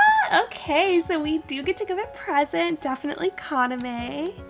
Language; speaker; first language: English; native; English